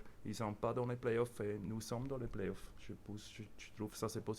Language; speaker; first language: French; non-native, local second language; German